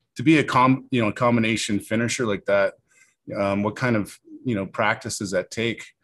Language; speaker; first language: English; native; English